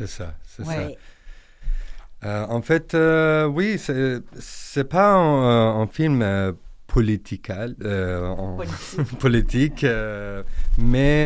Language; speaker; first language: French; non-native, learner; Persian